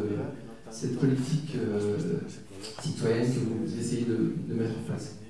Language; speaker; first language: French; native; French